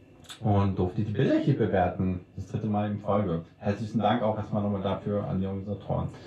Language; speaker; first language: German; native; German